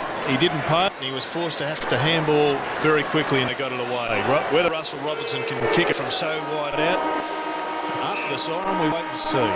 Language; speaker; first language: English; native; English